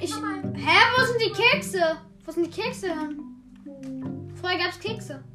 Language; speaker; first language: German; native; German